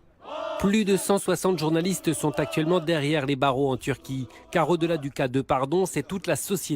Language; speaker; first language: French; native; French